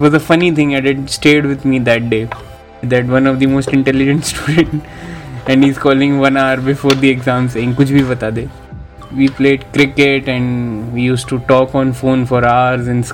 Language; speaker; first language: English; non-native, local second language; Hindi